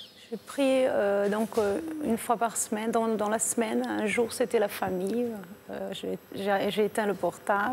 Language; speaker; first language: French; non-native, fluent; Portuguese